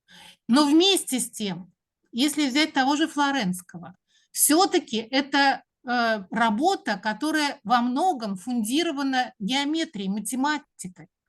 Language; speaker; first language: Russian; native; Russian